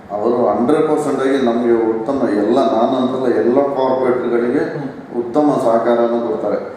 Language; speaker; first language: Kannada; non-native, local second language; Tulu